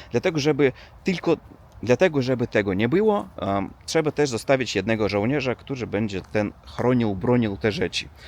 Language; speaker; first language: Polish; non-native, learner; Russian